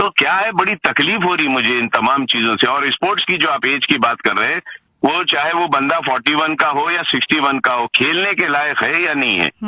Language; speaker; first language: Hindi; non-native, local second language; Urdu